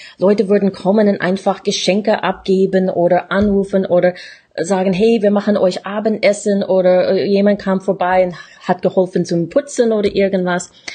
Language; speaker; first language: German; non-native, fluent; English